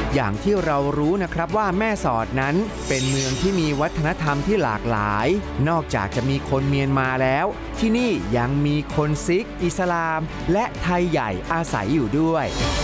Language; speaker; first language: Thai; native; Thai